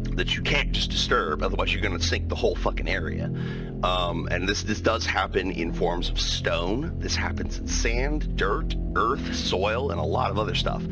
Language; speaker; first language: English; native; English